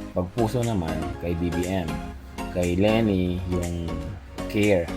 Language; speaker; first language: Filipino; non-native, local second language; Pampanga